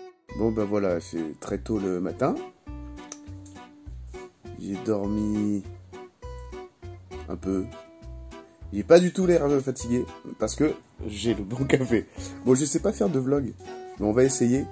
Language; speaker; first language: French; native; French